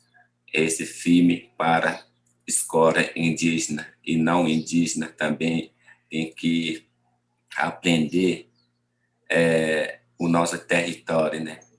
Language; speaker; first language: Portuguese; non-native, local second language; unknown